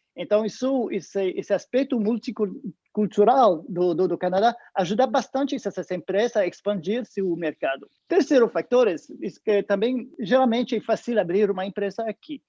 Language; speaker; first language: Portuguese; non-native, fluent; French